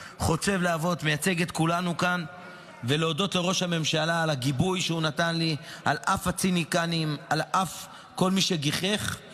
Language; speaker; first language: Hebrew; native; Hebrew